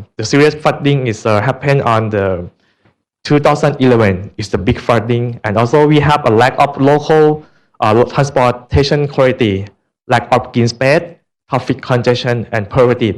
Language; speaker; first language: English; non-native, learner; Thai